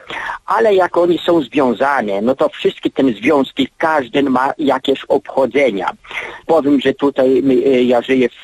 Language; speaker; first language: Polish; early bilingual, heritage; Polish